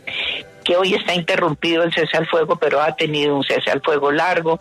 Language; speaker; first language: Spanish; native; Spanish